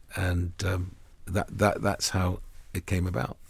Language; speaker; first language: English; early bilingual, other home language; Arabic